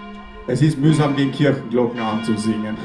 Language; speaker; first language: German; native; German